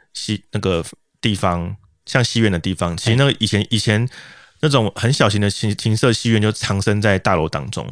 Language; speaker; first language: Chinese; native; Chinese